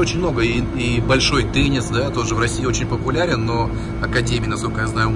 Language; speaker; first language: Russian; native; Russian